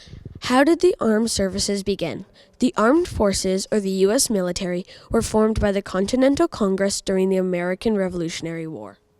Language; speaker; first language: English; native; English